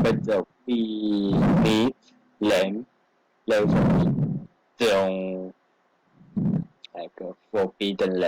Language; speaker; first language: English; non-native, learner; Chinese